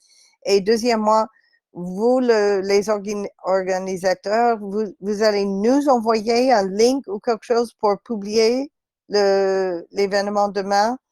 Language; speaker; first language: French; non-native, fluent; English